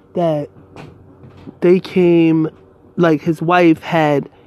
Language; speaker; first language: English; native; English